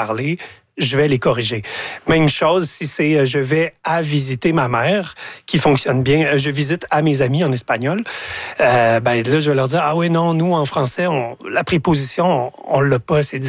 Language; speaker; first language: French; native; French